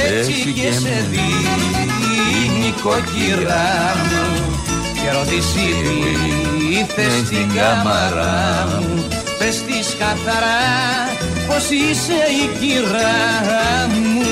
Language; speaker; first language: Greek; native; Greek